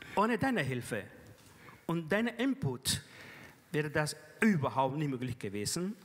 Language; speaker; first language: German; non-native, fluent; Spanish